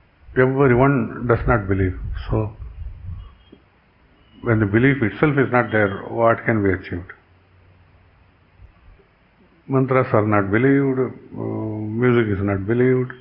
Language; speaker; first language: English; non-native, local second language; Kannada